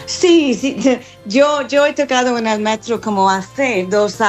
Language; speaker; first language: Spanish; non-native, fluent; English